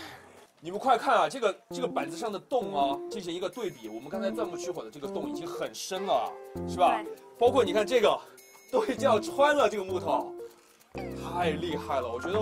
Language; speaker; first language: Chinese; native; Chinese